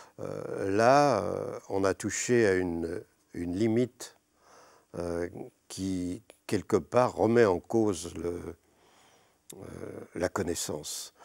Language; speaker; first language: French; native; French